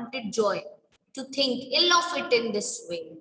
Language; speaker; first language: English; non-native, local second language; Hindi